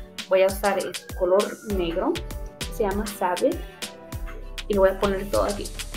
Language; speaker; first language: Spanish; early bilingual, heritage; Spanish